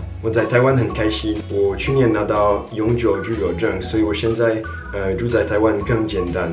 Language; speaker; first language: Chinese; non-native, fluent; French